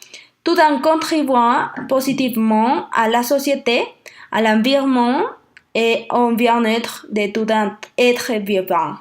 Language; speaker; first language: French; non-native, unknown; Spanish